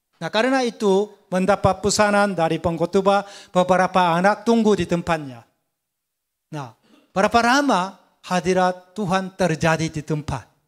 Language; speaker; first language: Indonesian; non-native, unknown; Korean